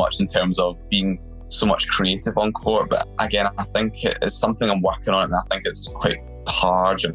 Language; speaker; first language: English; native; English